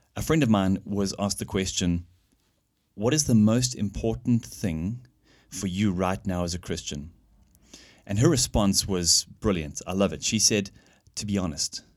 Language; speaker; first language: English; native; English